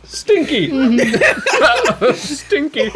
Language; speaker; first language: English; native; English